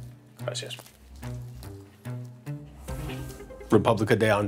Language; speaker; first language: Spanish; non-native, learner; English